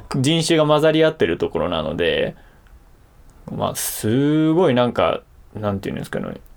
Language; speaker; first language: Japanese; early bilingual, heritage; Japanese